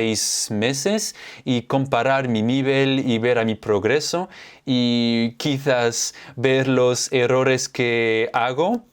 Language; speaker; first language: Spanish; non-native, fluent; French